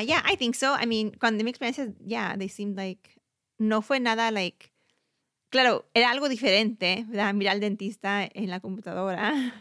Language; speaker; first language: Spanish; early bilingual, heritage; Spanish